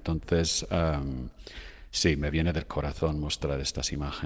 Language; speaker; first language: Spanish; non-native, fluent; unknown